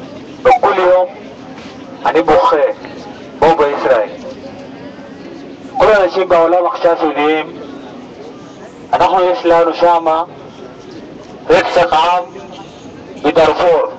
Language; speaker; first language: Hebrew; non-native, learner; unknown